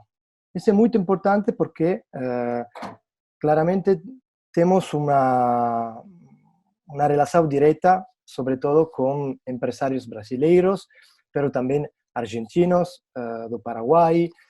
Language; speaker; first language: Portuguese; non-native, fluent; Italian